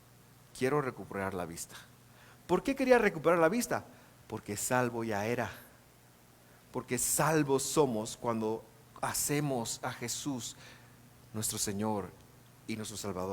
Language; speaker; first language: Spanish; native; Spanish